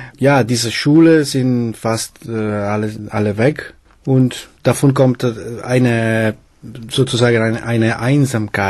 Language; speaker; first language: German; non-native, learner; Italian